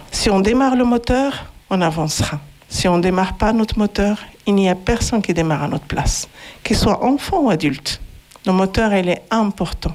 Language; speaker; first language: French; non-native, fluent; Arabic